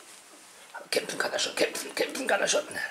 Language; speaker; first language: German; native; German